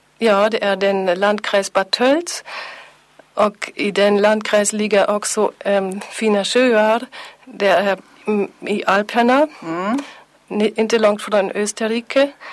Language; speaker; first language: Swedish; non-native, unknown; German